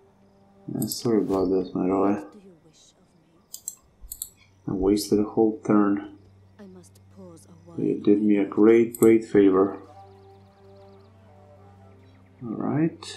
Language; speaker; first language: English; non-native, fluent; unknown